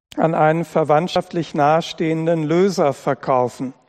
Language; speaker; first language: German; native; German